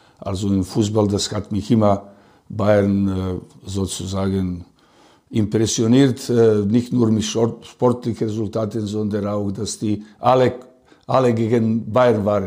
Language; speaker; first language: German; non-native, learner; Serbian